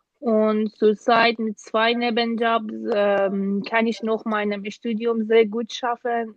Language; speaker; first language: German; non-native, fluent; Persian